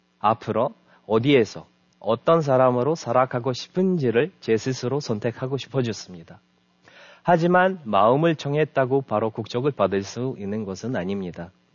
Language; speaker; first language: Korean; non-native, fluent; Russian